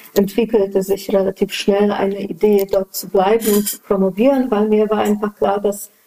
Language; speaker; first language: German; non-native, fluent; Polish